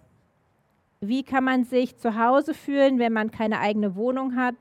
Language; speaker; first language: German; native; German